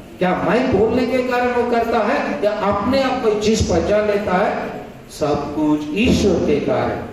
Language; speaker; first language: Hindi; non-native, local second language; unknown